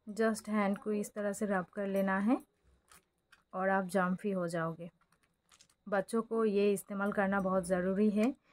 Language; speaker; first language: Hindi; non-native, local second language; Bangla